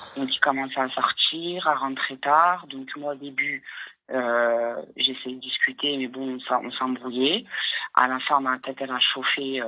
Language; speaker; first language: French; early bilingual, other home language; Arabic